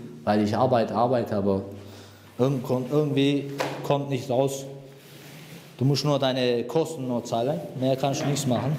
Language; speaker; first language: German; non-native, fluent; Turkish